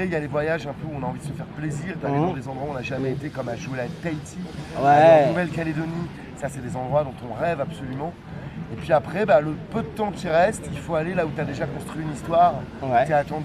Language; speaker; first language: French; native; French